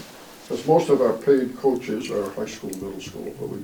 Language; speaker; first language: English; native; English